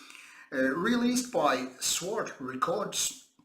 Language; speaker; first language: English; non-native, fluent; Finnish